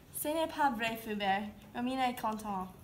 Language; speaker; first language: French; non-native, learner; English